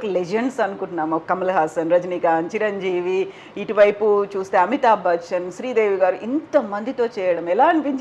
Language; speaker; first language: Telugu; native; Telugu